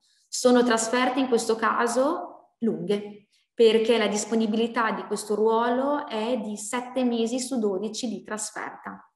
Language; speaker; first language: Italian; native; Italian